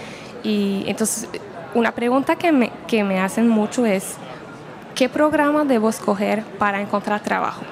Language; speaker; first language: Spanish; non-native, fluent; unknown